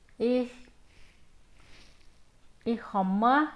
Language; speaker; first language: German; non-native, learner; Thai